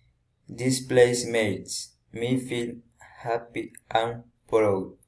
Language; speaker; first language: English; non-native, learner; Spanish